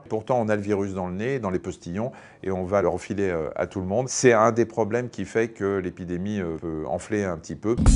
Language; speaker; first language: French; native; French